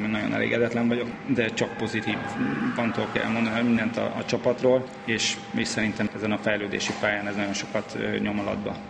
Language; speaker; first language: Hungarian; native; Hungarian